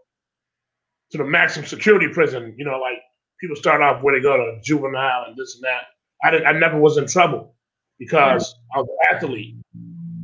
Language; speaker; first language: English; native; English